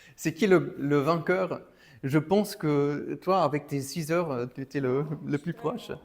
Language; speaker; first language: French; non-native, fluent; German